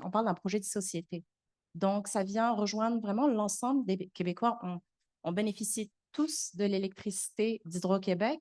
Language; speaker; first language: French; native; French